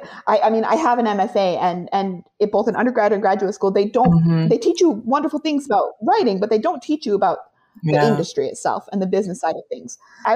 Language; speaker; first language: English; native; English